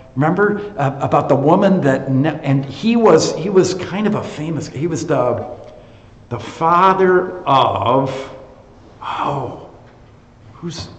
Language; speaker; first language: English; native; English